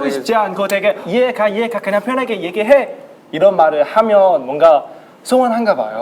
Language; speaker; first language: Korean; non-native, local second language; Chinese